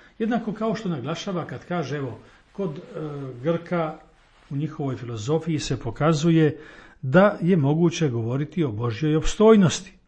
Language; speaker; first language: Croatian; native; Croatian